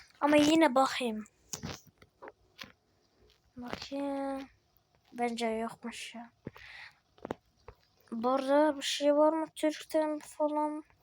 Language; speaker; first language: Turkish; early bilingual, heritage; Turkish